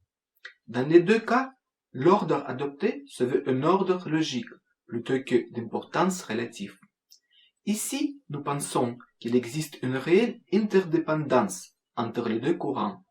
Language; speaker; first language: French; non-native, fluent; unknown